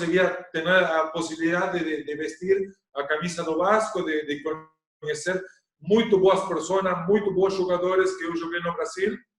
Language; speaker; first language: Portuguese; non-native, learner; Spanish